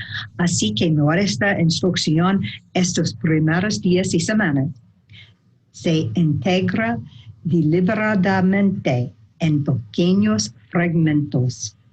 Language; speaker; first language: Spanish; non-native, learner; English